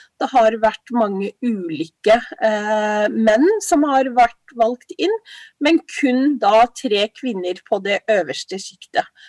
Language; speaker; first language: Norwegian; early bilingual, other home language; Somali